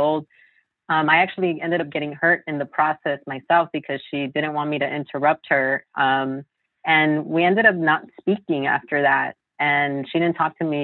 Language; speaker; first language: English; native; English